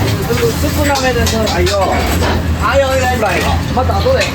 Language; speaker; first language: Japanese; native; Japanese